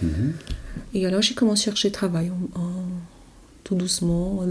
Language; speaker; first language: French; non-native, learner; Polish